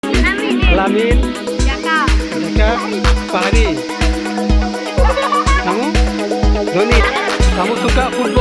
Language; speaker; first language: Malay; non-native, learner; Bangla